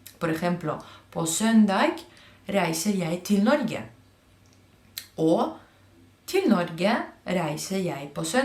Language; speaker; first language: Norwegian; non-native, fluent; Spanish